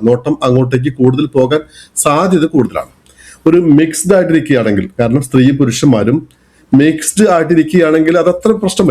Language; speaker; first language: Malayalam; native; Malayalam